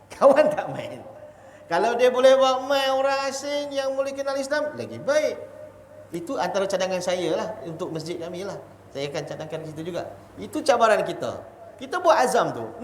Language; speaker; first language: Malay; non-native, local second language; Chinese